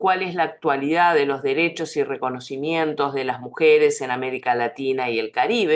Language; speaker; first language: Spanish; native; Spanish